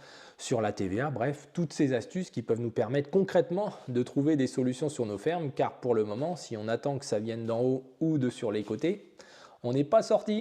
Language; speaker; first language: French; native; French